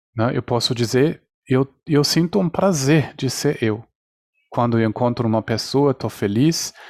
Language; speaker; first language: Portuguese; non-native, fluent; German